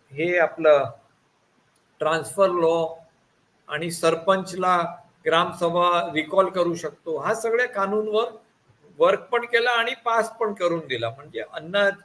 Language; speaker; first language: Marathi; non-native, local second language; Gujarati